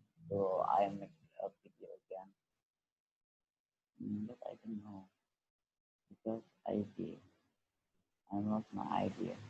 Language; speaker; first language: English; non-native, learner; Indonesian